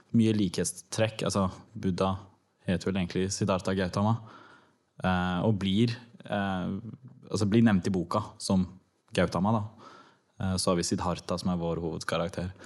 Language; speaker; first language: Norwegian; early bilingual, other home language; Turkish